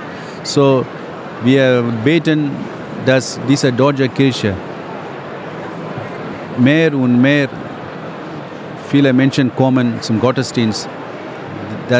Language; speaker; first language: German; non-native, fluent; Tamil